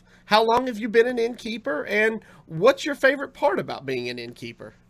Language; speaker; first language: English; native; English